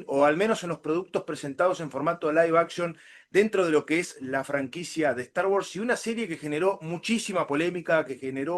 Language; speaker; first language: Spanish; native; Spanish